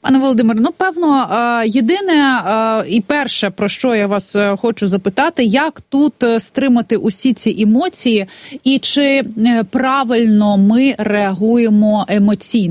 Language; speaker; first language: Ukrainian; native; Ukrainian